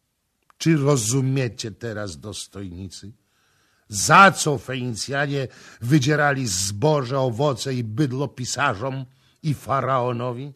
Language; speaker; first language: Polish; native; Polish